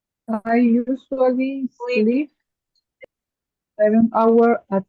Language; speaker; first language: English; non-native, learner; Spanish